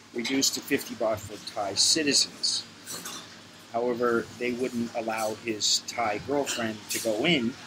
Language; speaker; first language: English; native; English